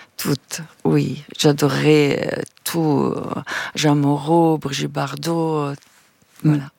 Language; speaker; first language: French; non-native, fluent; Italian